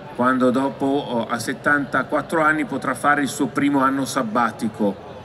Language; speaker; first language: Italian; native; Italian